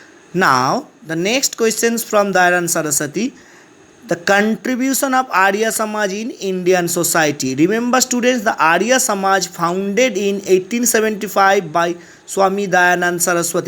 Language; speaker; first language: English; non-native, local second language; Bangla